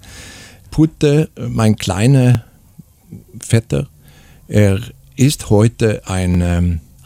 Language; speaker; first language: German; non-native, fluent; Swedish